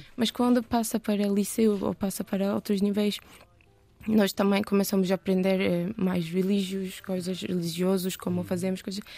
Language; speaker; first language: Portuguese; non-native, learner; Turkish